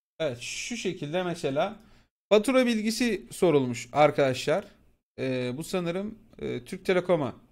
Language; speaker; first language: Turkish; native; Turkish